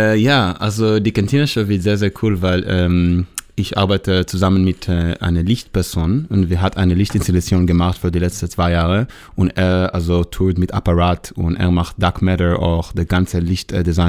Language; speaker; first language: German; non-native, fluent; Hebrew